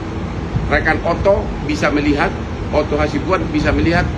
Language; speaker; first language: Indonesian; native; Indonesian